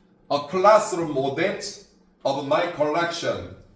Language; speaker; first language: English; non-native, fluent; Korean